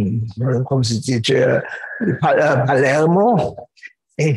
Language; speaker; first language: Italian; non-native, fluent; German